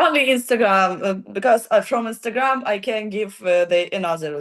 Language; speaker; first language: English; non-native, learner; Ukrainian